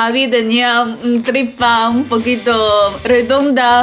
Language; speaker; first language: Spanish; non-native, fluent; Chinese